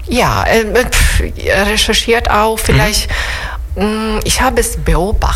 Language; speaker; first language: German; non-native, fluent; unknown